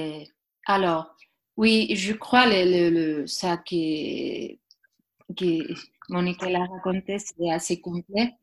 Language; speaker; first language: French; non-native, learner; Spanish